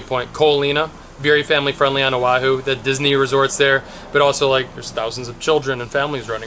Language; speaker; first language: English; native; English